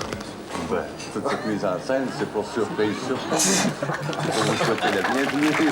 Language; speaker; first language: French; native; French